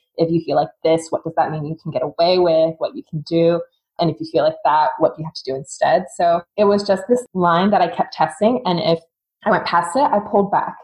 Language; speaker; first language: English; native; English